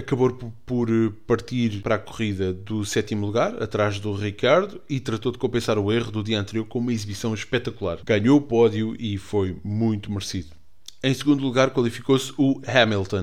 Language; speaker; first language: Portuguese; native; Portuguese